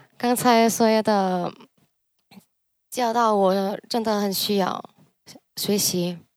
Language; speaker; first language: Chinese; early bilingual, heritage; Chinese